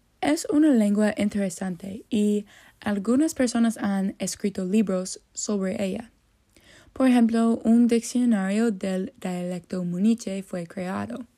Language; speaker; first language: Spanish; non-native, learner; English